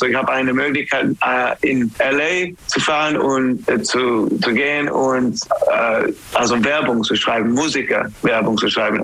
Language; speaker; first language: German; non-native, learner; English